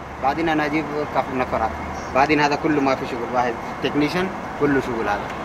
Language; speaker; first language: Arabic; non-native, learner; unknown